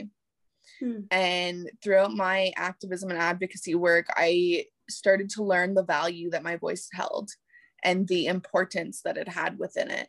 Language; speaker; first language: English; native; English